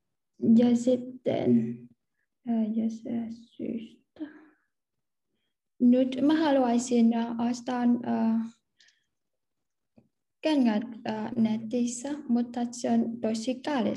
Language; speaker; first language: Finnish; non-native, learner; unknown